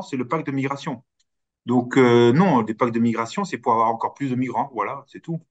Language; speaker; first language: French; native; French